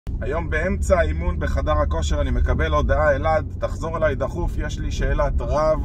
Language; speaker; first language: Hebrew; native; Hebrew